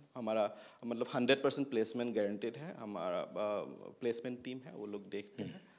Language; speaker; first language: Hindi; non-native, local second language; Assamese